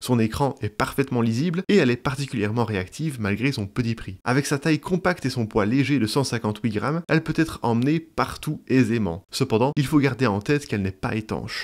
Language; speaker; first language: French; native; French